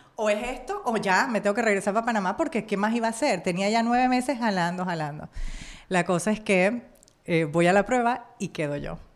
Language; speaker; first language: Spanish; native; Spanish